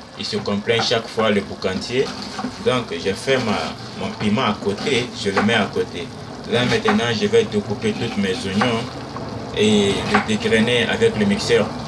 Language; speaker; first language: French; non-native, local second language; Susu